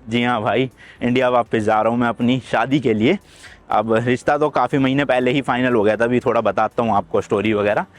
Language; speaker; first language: Hindi; native; Hindi